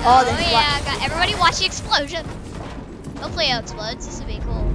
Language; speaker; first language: English; native; English